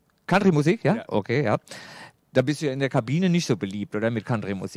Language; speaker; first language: German; native; German